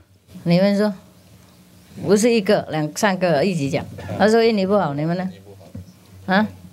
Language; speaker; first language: Chinese; non-native, fluent; Vietnamese